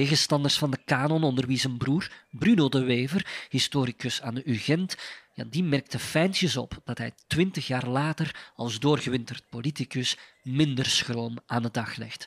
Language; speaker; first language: Dutch; native; Dutch